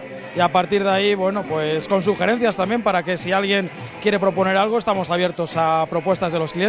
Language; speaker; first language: Spanish; native; Spanish